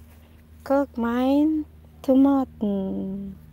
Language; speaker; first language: German; non-native, learner; Filipino